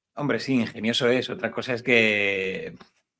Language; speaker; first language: Spanish; native; Spanish